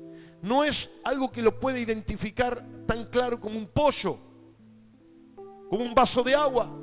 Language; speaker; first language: Spanish; native; Spanish